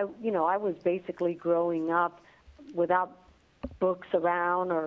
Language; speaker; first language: English; non-native, fluent; Spanish